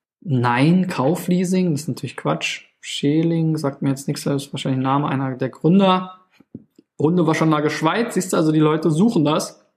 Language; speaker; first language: German; native; German